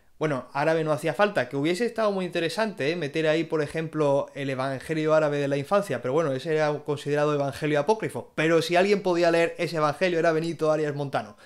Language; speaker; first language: Spanish; native; Spanish